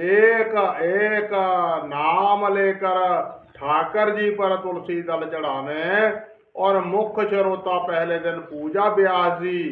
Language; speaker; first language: Hindi; non-native, local second language; Punjabi